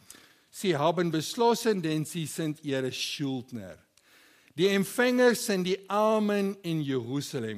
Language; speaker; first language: German; non-native, learner; Afrikaans